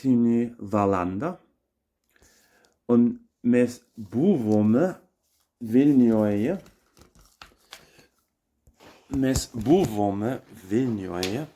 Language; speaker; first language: Lithuanian; non-native, learner; German